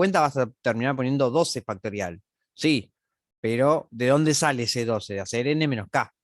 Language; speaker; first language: Spanish; native; Spanish